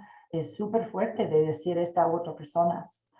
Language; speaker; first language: Spanish; non-native, fluent; English